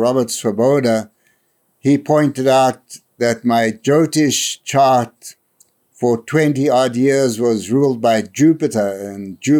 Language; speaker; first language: English; native; English